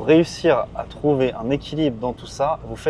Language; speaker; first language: French; native; French